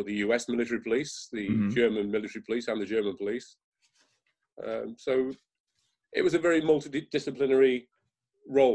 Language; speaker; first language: English; native; English